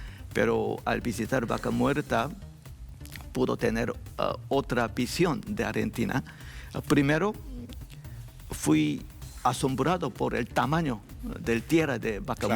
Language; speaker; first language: Spanish; non-native, learner; Korean